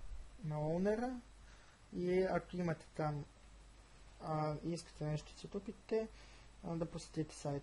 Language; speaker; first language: Bulgarian; native; Bulgarian